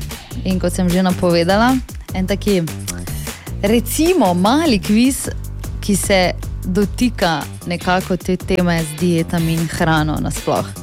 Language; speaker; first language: Slovenian; native; Slovenian